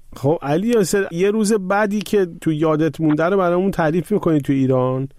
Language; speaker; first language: Persian; native; Persian